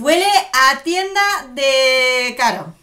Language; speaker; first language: Spanish; native; Spanish